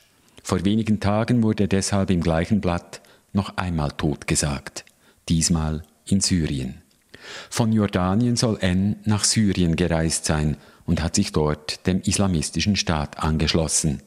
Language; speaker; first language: German; native; German